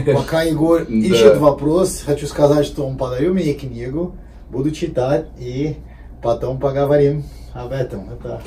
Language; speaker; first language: Russian; non-native, learner; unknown